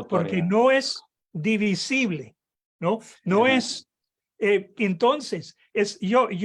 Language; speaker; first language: Spanish; non-native, fluent; English